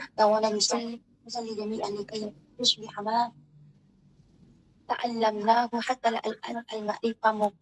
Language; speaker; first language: Arabic; non-native, learner; Indonesian